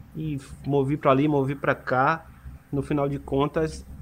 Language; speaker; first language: Portuguese; native; Portuguese